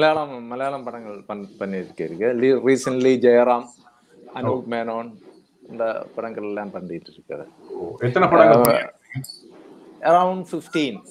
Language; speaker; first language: Tamil; non-native, learner; Malayalam